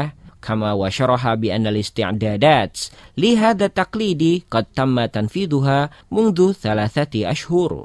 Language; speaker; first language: Arabic; non-native, fluent; Indonesian